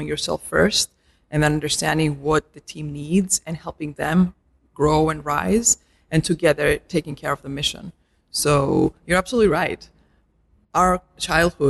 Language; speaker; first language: English; non-native, fluent; Arabic